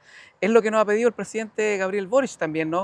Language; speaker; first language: Spanish; native; Spanish